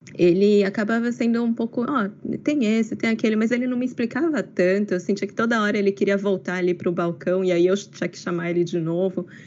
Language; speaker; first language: Portuguese; native; Portuguese